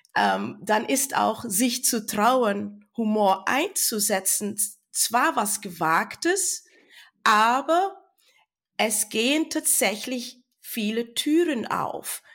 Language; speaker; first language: German; non-native, fluent; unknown